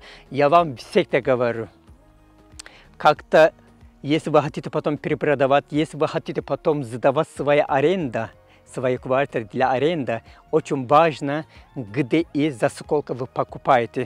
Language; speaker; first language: Russian; non-native, fluent; Turkish